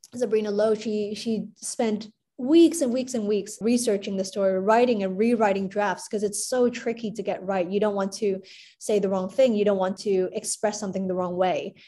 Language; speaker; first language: English; non-native, local second language; Cantonese